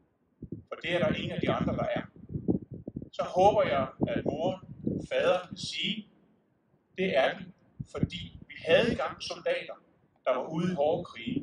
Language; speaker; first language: Danish; native; Danish